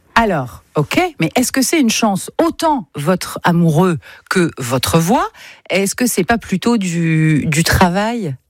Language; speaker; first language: French; native; French